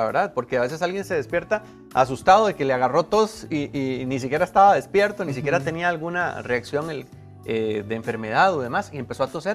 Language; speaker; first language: Spanish; native; Spanish